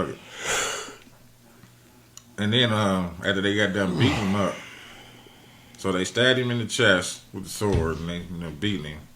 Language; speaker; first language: English; native; English